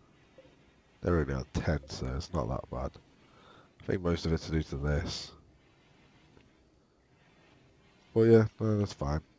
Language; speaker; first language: English; native; English